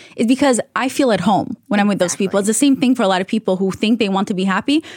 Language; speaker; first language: English; non-native, fluent; Hebrew